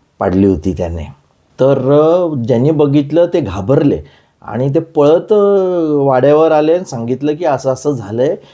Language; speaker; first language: Marathi; native; Marathi